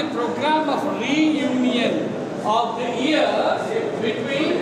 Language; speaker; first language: English; non-native, local second language; Telugu